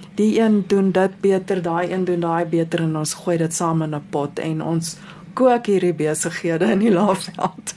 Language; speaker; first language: Afrikaans; native; Afrikaans